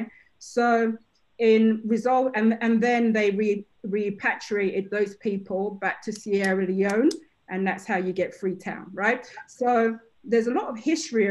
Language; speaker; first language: English; native; English